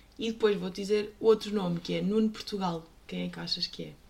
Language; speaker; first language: Portuguese; native; Portuguese